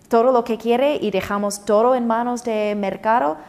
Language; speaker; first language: Spanish; non-native, fluent; English